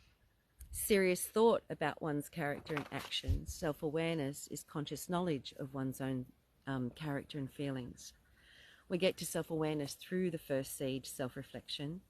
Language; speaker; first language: English; native; English